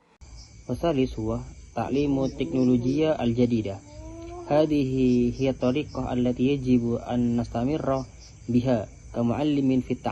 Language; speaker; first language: Arabic; non-native, learner; Indonesian